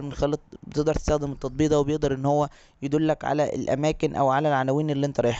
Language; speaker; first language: Arabic; native; Arabic